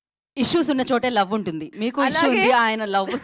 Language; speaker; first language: Telugu; native; Telugu